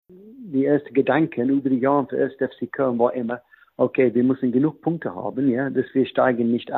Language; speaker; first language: German; non-native, fluent; English